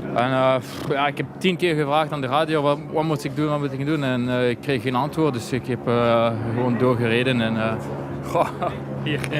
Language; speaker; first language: Dutch; non-native, local second language; French